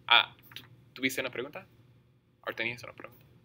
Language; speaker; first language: Spanish; non-native, fluent; English